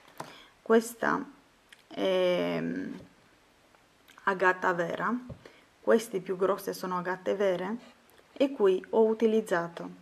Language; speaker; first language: Italian; non-native, fluent; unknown